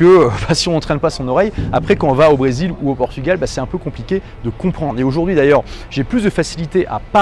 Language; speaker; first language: French; native; French